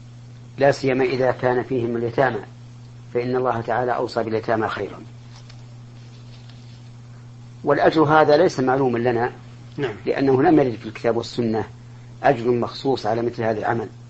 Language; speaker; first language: Arabic; native; Arabic